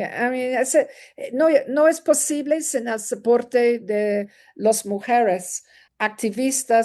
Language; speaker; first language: Spanish; non-native, learner; English